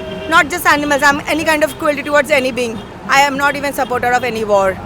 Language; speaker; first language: English; non-native, local second language; Bangla